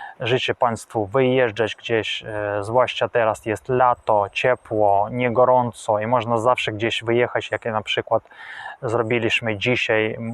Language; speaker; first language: Polish; non-native, fluent; Russian